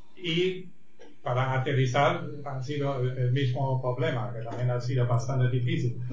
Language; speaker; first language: Spanish; non-native, fluent; German